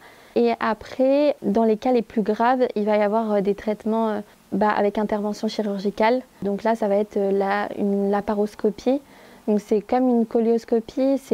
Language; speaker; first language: French; native; French